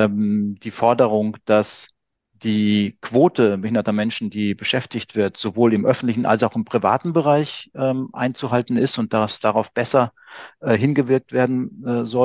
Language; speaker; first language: German; native; German